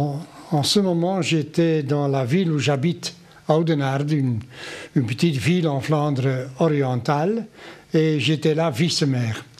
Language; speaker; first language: French; non-native, local second language; Dutch